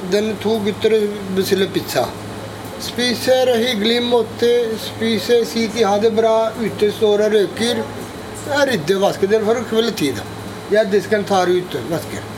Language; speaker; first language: Norwegian; non-native, learner; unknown